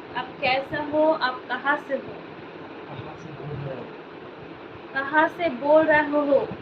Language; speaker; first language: Hindi; non-native, local second language; Bangla